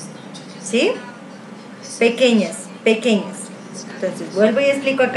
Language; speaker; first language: Spanish; native; Spanish